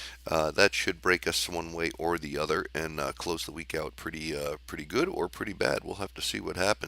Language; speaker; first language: English; native; English